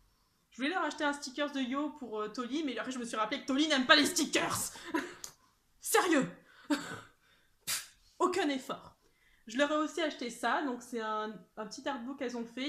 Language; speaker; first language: French; native; French